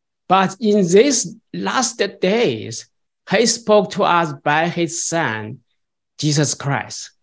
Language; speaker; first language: English; non-native, fluent; Chinese